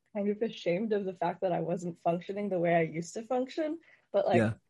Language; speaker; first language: English; native; English